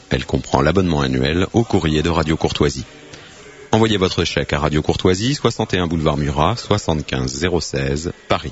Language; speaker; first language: French; native; French